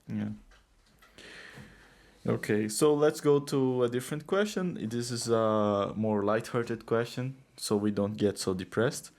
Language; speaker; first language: English; non-native, fluent; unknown